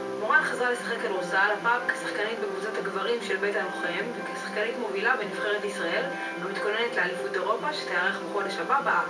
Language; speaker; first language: Hebrew; native; Hebrew